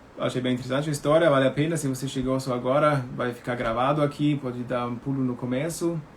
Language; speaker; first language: Portuguese; non-native, fluent; German